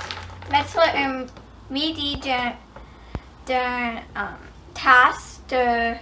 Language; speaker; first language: French; non-native, learner; English